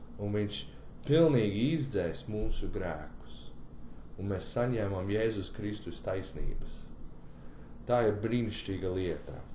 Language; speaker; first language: Latvian; early bilingual, heritage; Latvian